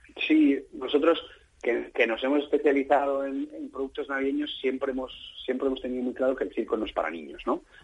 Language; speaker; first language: Spanish; native; Spanish